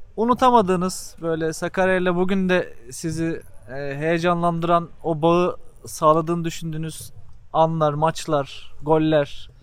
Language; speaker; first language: Turkish; native; Turkish